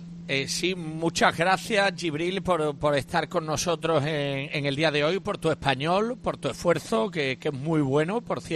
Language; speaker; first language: Spanish; native; Spanish